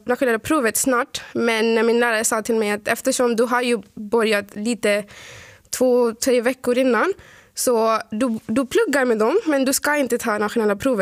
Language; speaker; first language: Swedish; non-native, fluent; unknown